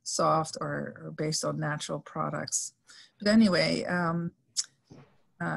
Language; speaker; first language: English; non-native, fluent; Dutch